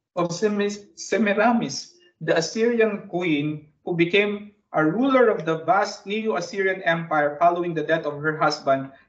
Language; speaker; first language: English; non-native, local second language; Bikol